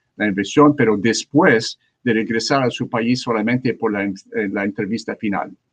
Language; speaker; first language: Spanish; non-native, learner; French